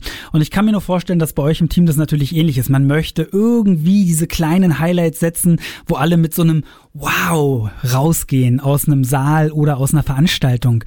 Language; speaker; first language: German; native; German